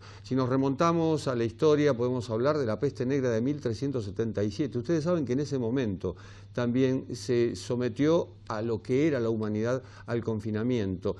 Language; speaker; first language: Spanish; native; Spanish